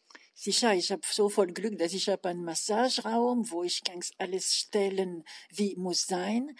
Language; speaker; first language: German; non-native, learner; French